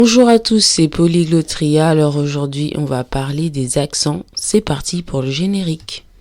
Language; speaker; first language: French; native; French